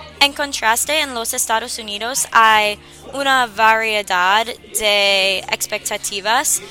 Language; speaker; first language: Spanish; non-native, learner; English